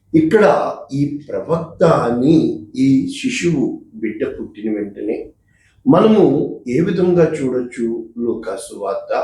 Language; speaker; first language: Telugu; native; Telugu